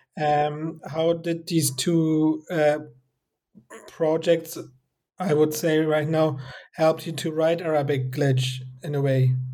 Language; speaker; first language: English; non-native, fluent; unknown